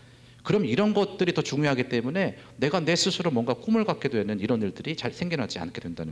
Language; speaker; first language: Korean; native; Korean